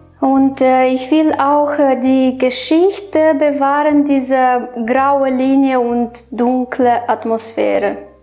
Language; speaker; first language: German; non-native, fluent; Romanian